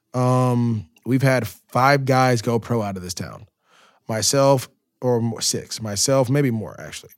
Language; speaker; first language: English; native; English